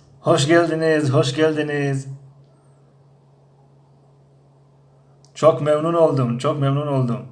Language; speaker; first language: Turkish; non-native, learner; Tajik